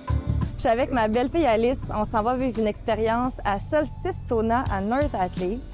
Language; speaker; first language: French; native; French